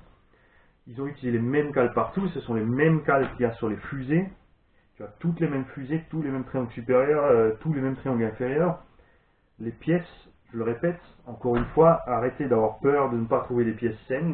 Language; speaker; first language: French; native; French